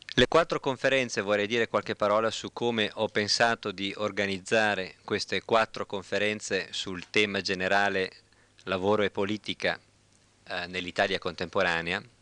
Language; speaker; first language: Italian; native; Italian